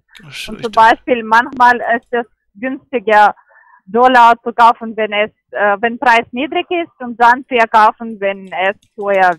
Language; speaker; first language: German; non-native, learner; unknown